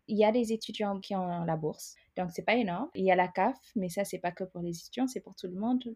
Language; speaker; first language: French; non-native, fluent; Amharic